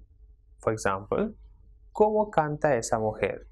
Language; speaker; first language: Spanish; non-native, fluent; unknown